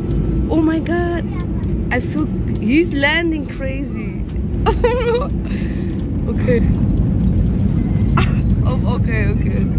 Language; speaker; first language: English; non-native, fluent; Dutch